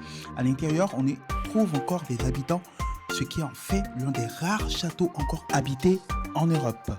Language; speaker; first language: French; native; French